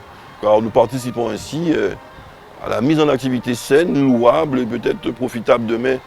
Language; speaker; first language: French; native; French